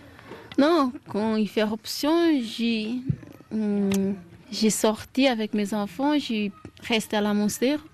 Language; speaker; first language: French; non-native, learner; Kabuverdianu